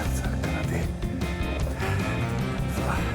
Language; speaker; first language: German; native; German